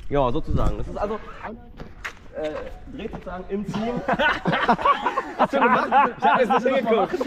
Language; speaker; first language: German; native; German